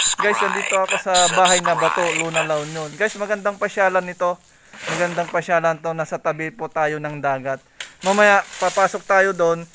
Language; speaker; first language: Filipino; non-native, local second language; Iloko